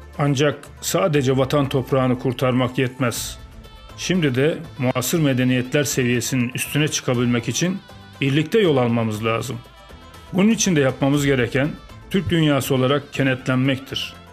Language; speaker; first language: Turkish; native; Turkish